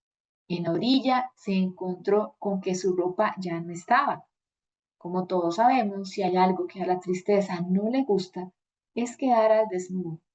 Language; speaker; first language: Spanish; native; Spanish